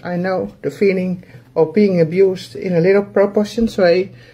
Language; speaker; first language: English; non-native, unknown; Dutch